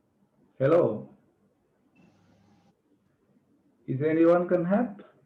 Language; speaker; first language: English; non-native, fluent; Vietnamese